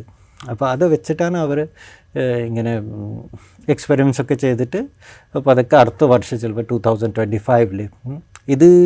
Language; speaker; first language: Malayalam; non-native, fluent; Bangla